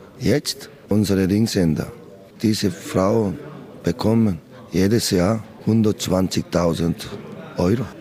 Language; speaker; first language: German; non-native, learner; Korean